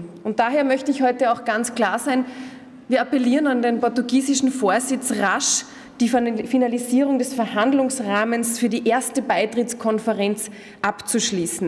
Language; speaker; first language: German; native; German